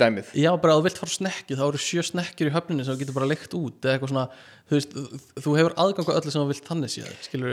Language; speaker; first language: Icelandic; native; Icelandic